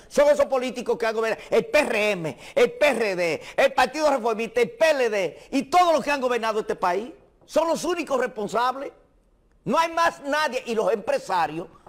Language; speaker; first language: Spanish; native; Spanish